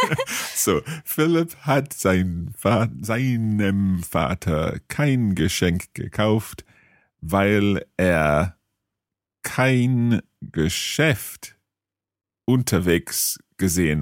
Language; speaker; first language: German; non-native, fluent; English